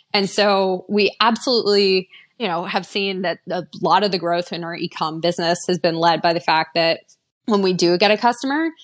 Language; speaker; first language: English; native; English